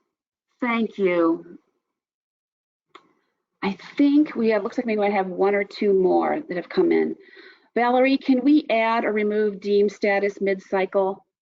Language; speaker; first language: English; native; English